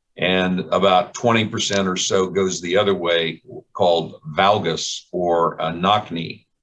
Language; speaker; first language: English; native; English